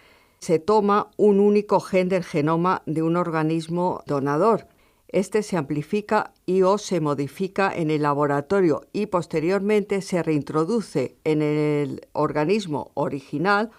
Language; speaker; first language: Spanish; native; Spanish